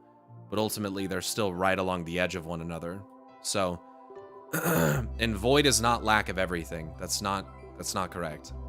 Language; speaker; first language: English; native; English